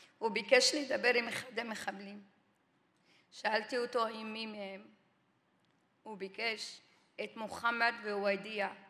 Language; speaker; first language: Hebrew; non-native, local second language; Arabic